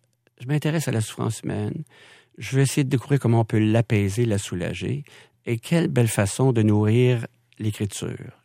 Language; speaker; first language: French; native; French